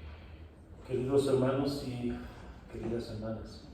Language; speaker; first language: Spanish; non-native, fluent; Persian